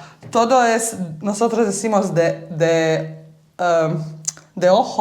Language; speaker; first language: Spanish; early bilingual, heritage; Bosnian